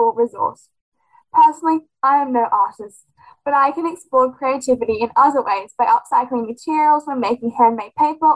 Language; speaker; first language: English; native; English